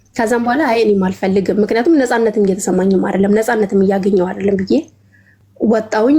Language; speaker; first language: Amharic; native; Amharic